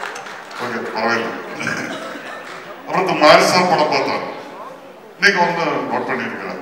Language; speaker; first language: Tamil; non-native, fluent; Malayalam